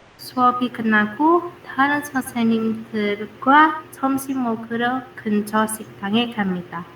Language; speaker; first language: Korean; non-native, learner; Indonesian